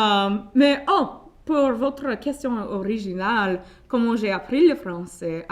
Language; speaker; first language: French; non-native, local second language; English